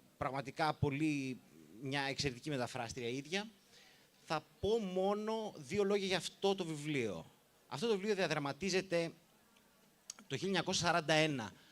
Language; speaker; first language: Greek; native; Greek